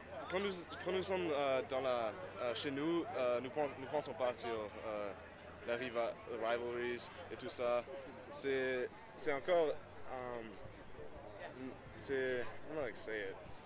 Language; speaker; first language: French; non-native, learner; English